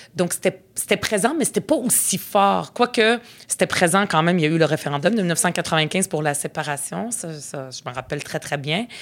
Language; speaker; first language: French; early bilingual, other home language; Arabic